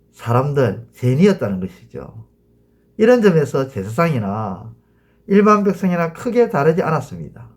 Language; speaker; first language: Korean; native; Korean